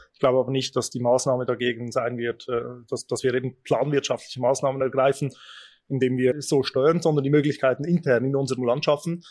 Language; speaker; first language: German; early bilingual, other home language; Albanian